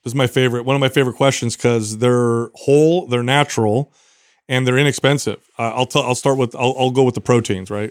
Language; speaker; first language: English; native; English